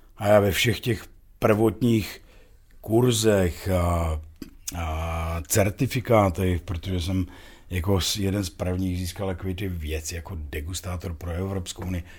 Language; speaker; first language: Czech; native; Czech